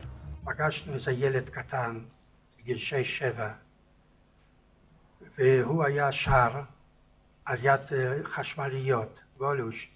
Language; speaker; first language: Hebrew; non-native, fluent; Yiddish